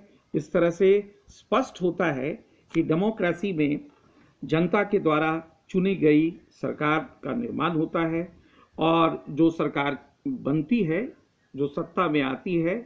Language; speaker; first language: Hindi; native; Hindi